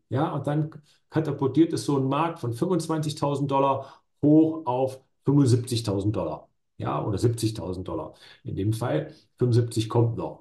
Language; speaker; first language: German; native; German